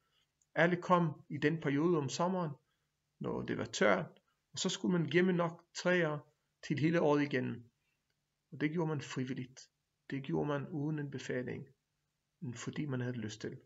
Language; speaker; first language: Danish; non-native, fluent; Hebrew